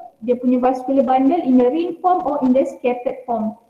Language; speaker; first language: English; non-native, local second language; Malay